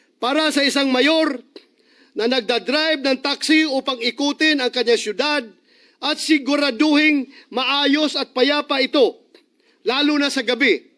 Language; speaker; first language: Filipino; non-native, local second language; Cebuano